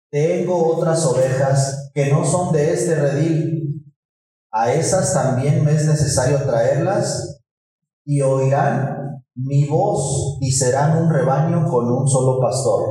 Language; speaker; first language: Spanish; native; Spanish